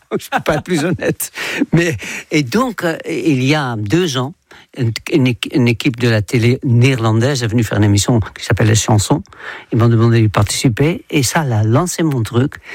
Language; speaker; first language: French; non-native, fluent; Dutch